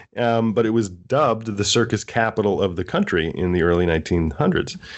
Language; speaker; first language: English; native; English